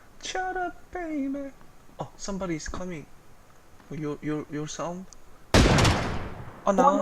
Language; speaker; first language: English; non-native, learner; Korean